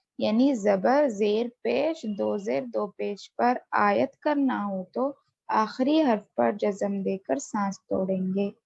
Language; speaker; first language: Urdu; native; Urdu